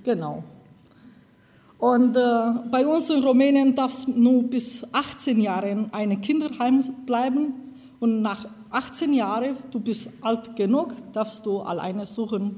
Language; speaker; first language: German; non-native, learner; Romanian